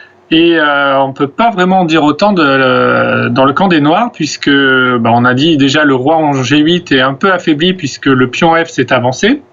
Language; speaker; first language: French; native; French